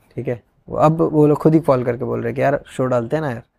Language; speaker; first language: Hindi; non-native, local second language; Odia